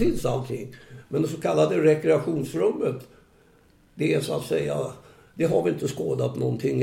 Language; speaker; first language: Swedish; native; Swedish